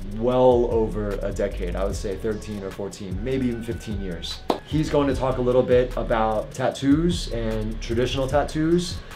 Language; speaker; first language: English; early bilingual, other home language; Chinese